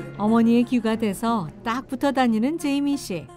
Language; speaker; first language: Korean; native; Korean